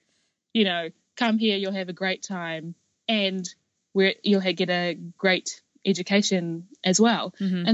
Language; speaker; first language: English; native; English